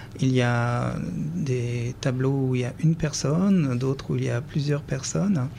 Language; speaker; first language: French; native; French